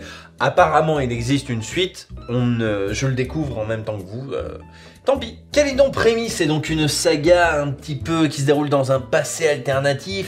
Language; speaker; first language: French; native; French